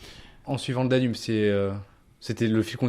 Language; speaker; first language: French; native; French